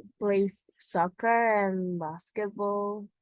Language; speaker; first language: English; non-native, learner; Spanish